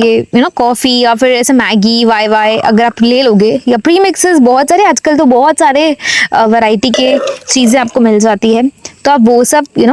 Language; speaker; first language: Hindi; native; Hindi